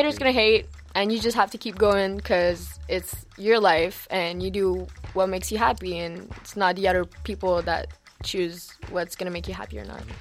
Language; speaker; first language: English; early bilingual, other home language; French